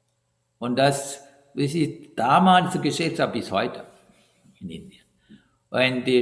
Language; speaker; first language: German; non-native, fluent; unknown